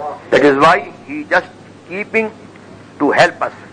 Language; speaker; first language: English; non-native, local second language; Urdu